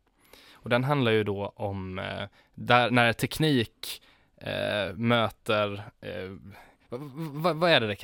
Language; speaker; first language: Swedish; native; Swedish